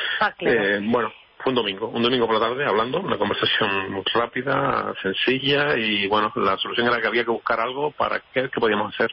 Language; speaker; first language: Spanish; native; Spanish